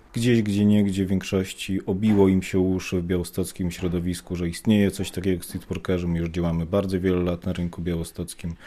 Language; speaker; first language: Polish; native; Polish